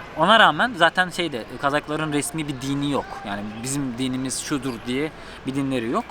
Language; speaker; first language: Turkish; native; Turkish